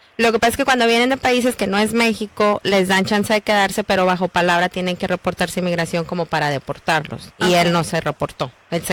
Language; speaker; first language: Spanish; native; Spanish